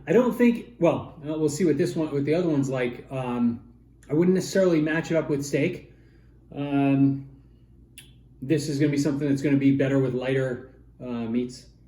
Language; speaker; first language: English; native; English